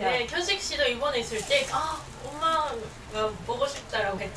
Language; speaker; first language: Korean; non-native, learner; Japanese